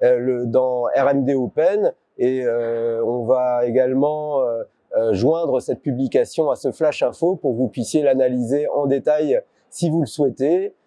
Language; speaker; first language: French; native; French